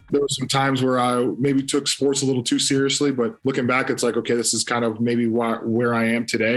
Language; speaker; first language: English; native; English